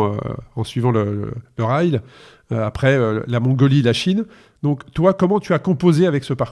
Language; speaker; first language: French; native; French